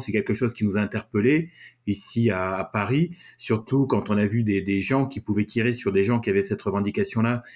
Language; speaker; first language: French; native; French